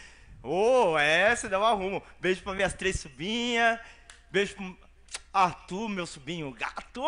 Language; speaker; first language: Portuguese; native; Portuguese